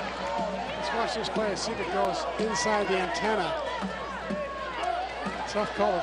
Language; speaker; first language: English; native; English